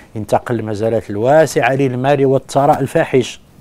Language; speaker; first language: Arabic; non-native, local second language; Berber languages